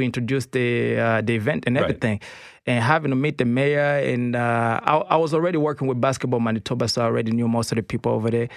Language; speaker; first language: English; non-native, local second language; Kinyarwanda